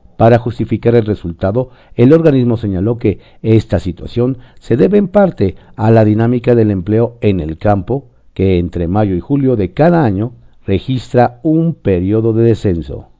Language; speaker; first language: Spanish; native; Spanish